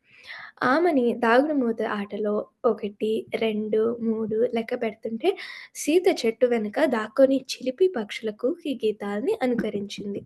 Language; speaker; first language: Telugu; early bilingual, heritage; Telugu